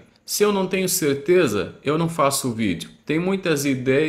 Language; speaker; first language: Portuguese; non-native, fluent; Arabic